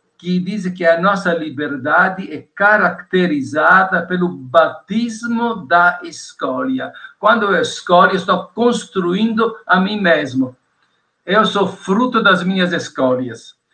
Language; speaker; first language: Portuguese; non-native, fluent; Italian